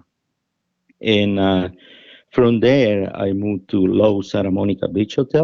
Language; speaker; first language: English; non-native, fluent; Spanish